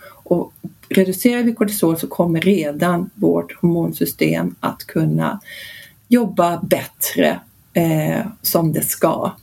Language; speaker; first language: Swedish; early bilingual, heritage; Swedish